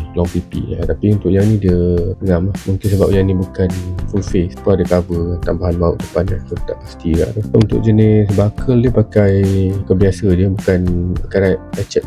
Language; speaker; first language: Malay; native; Malay